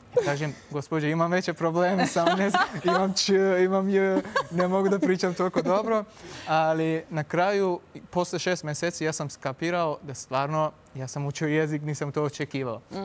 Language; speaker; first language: Serbian; non-native, fluent; Turkish